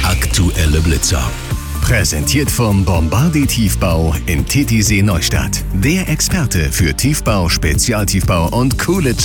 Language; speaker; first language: German; native; German